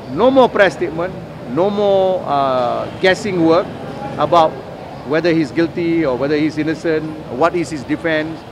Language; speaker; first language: English; non-native, local second language; Malay